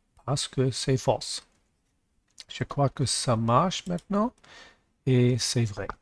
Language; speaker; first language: French; non-native, learner; English